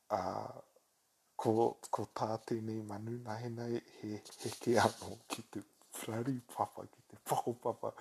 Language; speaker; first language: Māori; non-native, local second language; English